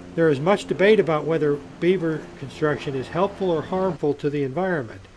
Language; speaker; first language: English; native; English